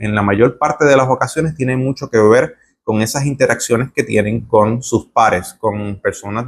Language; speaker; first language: Spanish; native; Spanish